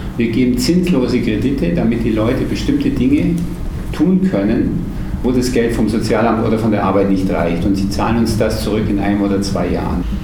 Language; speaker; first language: German; native; German